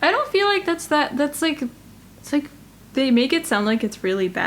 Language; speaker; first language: English; native; English